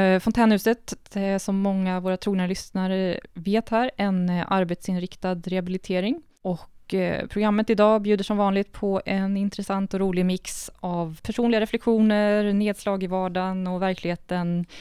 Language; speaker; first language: Swedish; native; Swedish